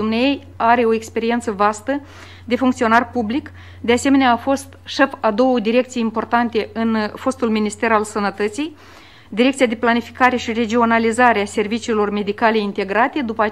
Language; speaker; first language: Romanian; native; Romanian